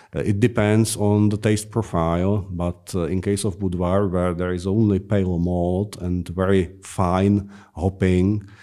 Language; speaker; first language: English; non-native, fluent; Czech